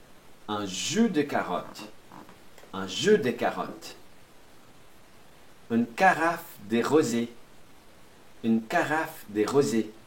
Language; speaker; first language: French; non-native, fluent; Portuguese